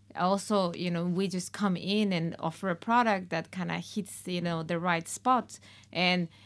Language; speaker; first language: English; non-native, fluent; Spanish